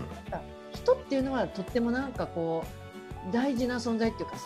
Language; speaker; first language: Japanese; native; Japanese